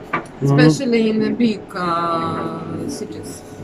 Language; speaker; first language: English; non-native, learner; Russian